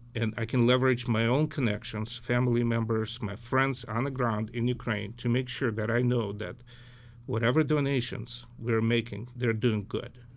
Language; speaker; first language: English; early bilingual, other home language; Ukrainian